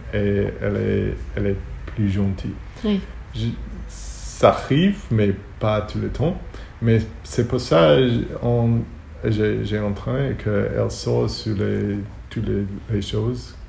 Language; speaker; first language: French; non-native, learner; Hebrew